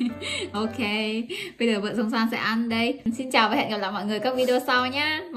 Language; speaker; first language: Vietnamese; native; Vietnamese